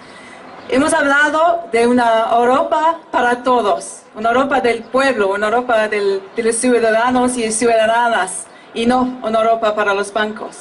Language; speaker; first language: Spanish; non-native, fluent; German